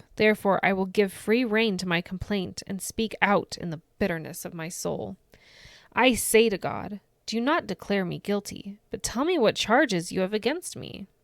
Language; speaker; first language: English; native; English